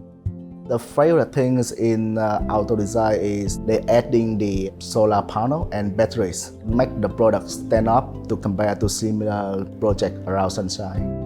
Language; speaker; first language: English; non-native, local second language; Vietnamese